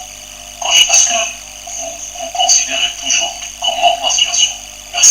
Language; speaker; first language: French; native; French